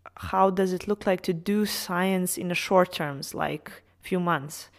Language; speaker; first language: English; non-native, fluent; Serbian